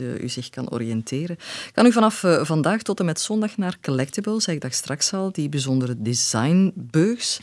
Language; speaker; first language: Dutch; native; Dutch